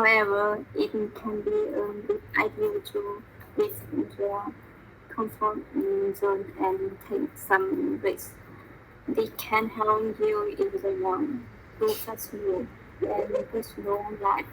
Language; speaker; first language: English; non-native, learner; Vietnamese